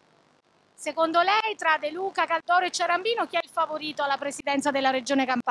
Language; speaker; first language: Italian; native; Italian